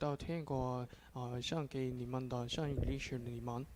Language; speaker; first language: Chinese; non-native, learner; Korean